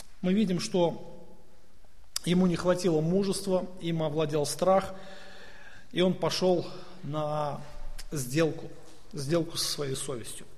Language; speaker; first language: Russian; native; Russian